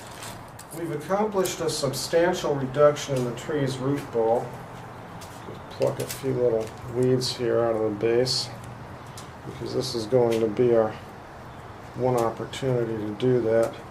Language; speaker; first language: English; native; English